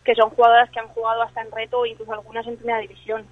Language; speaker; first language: Spanish; early bilingual, other home language; English